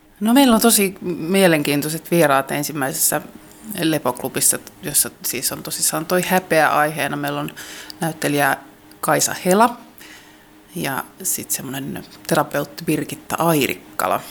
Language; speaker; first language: Finnish; native; Finnish